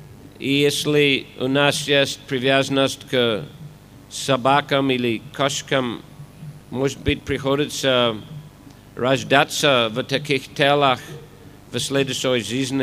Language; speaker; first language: Russian; non-native, fluent; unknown